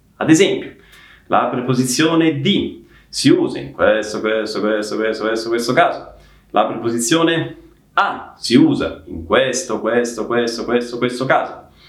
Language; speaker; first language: Italian; native; Italian